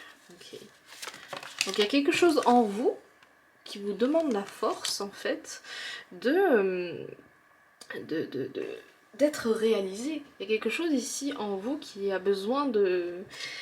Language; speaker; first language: French; native; French